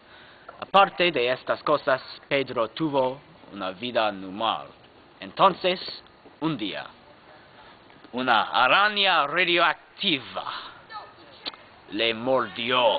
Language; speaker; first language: Spanish; non-native, learner; English